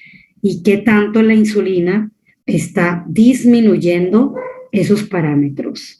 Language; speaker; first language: Spanish; native; Spanish